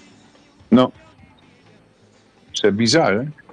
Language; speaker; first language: French; non-native, fluent; Dutch